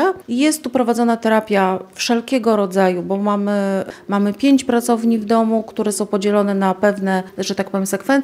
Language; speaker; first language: Polish; native; Polish